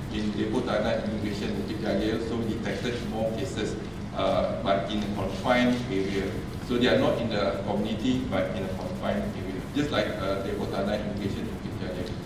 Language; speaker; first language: English; non-native, local second language; Malay